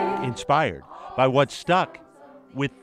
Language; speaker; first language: English; native; English